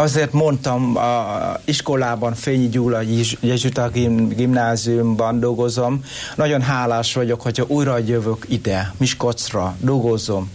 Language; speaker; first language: Hungarian; non-native, learner; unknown